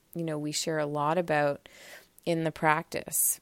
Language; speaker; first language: English; native; English